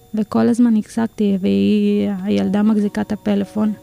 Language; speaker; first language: Hebrew; non-native, fluent; Filipino